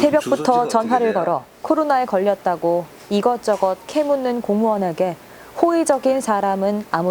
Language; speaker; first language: Korean; native; Korean